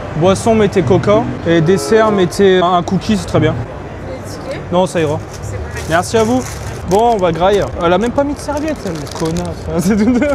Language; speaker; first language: French; native; French